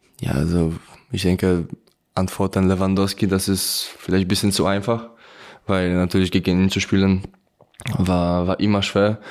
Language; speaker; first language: German; non-native, learner; Polish